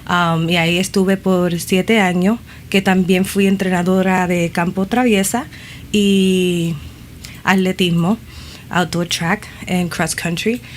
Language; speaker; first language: Spanish; early bilingual, other home language; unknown